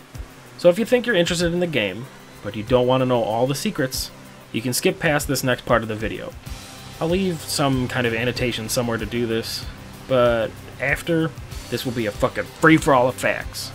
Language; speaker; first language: English; native; English